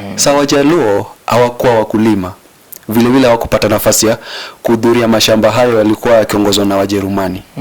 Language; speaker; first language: Swahili; non-native, local second language; Luo (Kenya and Tanzania)